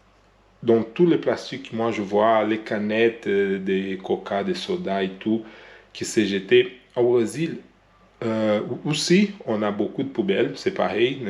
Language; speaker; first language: French; non-native, learner; Portuguese